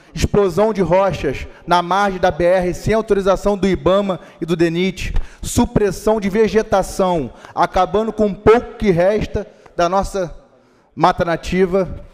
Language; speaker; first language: Portuguese; native; Portuguese